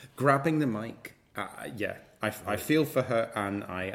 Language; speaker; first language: English; native; English